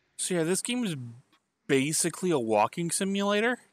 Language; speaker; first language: English; native; English